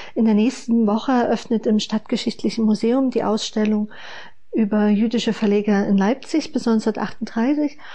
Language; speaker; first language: German; native; German